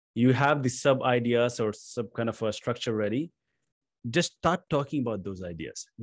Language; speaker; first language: English; non-native, local second language; Hindi